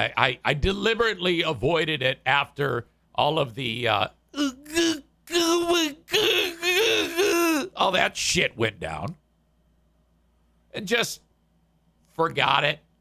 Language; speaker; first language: English; native; English